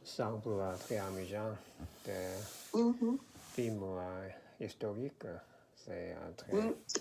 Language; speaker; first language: French; non-native, learner; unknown